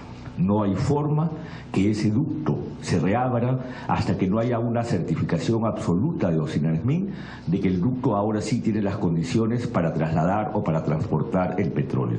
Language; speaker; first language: Spanish; native; Spanish